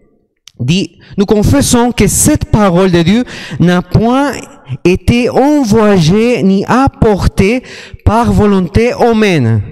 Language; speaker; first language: French; non-native, fluent; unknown